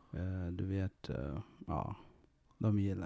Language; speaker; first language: Swedish; non-native, fluent; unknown